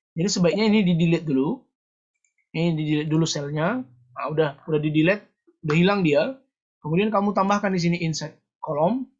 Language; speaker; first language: Indonesian; native; Indonesian